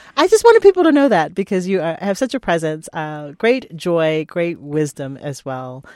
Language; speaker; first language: English; native; English